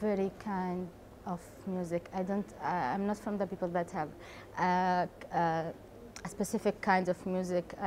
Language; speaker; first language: English; non-native, learner; Arabic